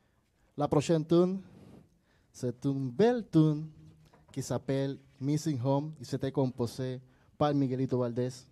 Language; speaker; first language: French; non-native, learner; Spanish